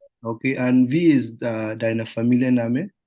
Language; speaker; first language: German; non-native, learner; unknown